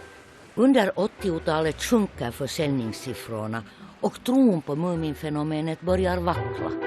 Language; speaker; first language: Swedish; native; Swedish